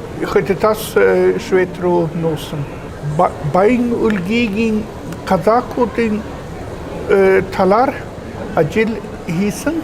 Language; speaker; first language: Mongolian; non-native, fluent; Swedish